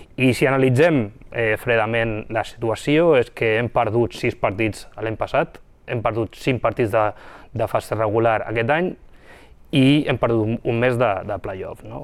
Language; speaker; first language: Catalan; non-native, local second language; Spanish